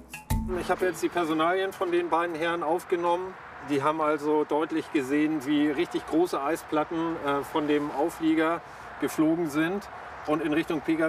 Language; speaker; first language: German; native; German